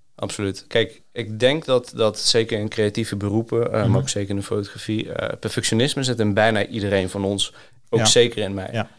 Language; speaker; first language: Dutch; early bilingual, other home language; Greek